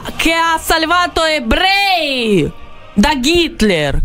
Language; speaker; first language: Italian; non-native, learner; Russian